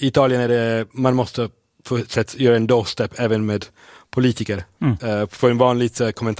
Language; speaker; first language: Swedish; non-native, fluent; Italian